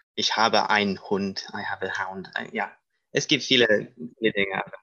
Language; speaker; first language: German; non-native, learner; English